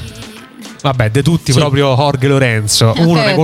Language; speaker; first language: Italian; native; Italian